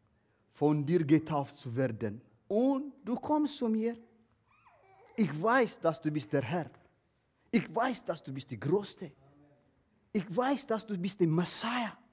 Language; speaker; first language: German; non-native, learner; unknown